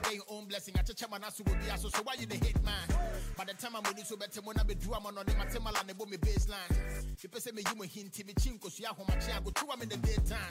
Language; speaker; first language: English; non-native, local second language; Akan